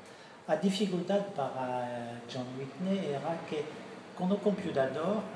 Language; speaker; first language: Portuguese; non-native, fluent; French